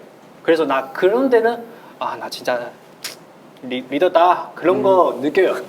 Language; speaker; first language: Korean; non-native, fluent; Chinese